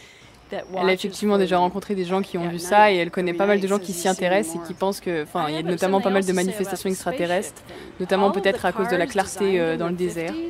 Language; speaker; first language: French; native; French